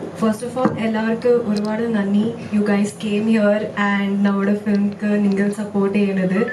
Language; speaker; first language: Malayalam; early bilingual, heritage; Malayalam